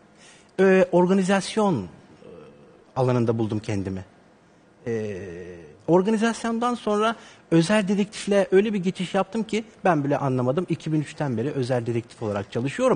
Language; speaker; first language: Turkish; native; Turkish